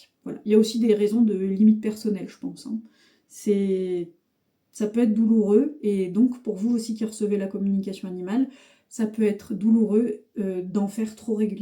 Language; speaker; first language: French; native; French